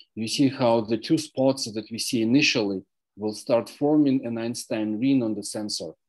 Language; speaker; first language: English; non-native, fluent; Russian